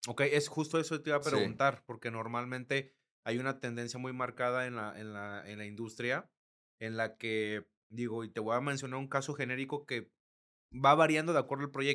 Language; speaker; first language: Spanish; native; Spanish